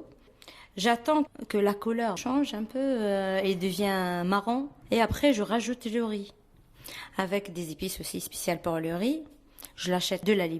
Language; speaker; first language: French; non-native, fluent; Arabic